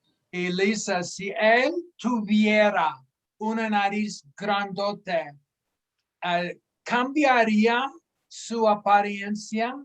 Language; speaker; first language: Spanish; non-native, fluent; English